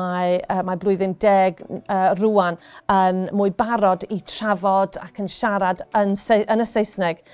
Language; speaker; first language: Welsh; non-native, local second language; English